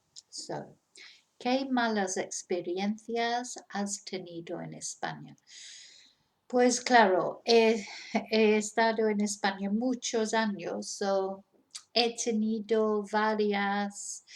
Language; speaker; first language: Spanish; non-native, fluent; English